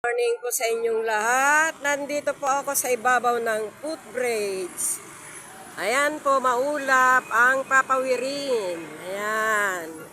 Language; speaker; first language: Filipino; native; Filipino